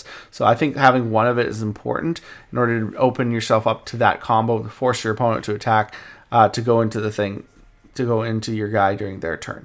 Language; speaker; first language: English; native; English